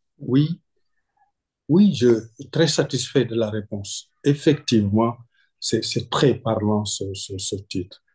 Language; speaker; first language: French; non-native, local second language; Wolof